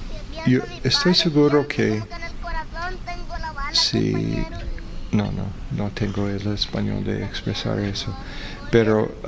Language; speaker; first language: Spanish; non-native, fluent; English